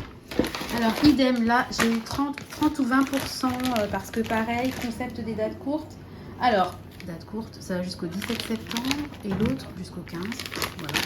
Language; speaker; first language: French; native; French